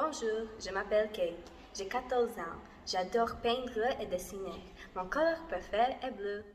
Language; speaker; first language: French; non-native, learner; Slovak